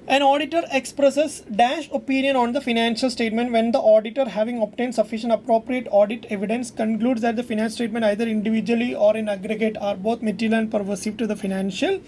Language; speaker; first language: English; non-native, local second language; Malayalam